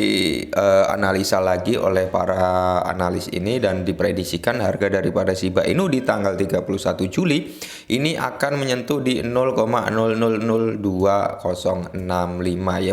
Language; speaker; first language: Indonesian; native; Indonesian